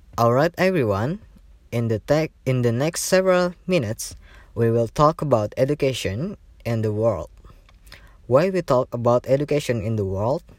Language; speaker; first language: English; non-native, learner; Indonesian